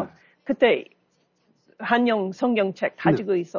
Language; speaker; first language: Korean; non-native, learner; English